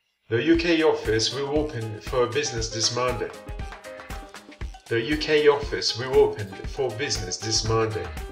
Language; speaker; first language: English; non-native, fluent; Portuguese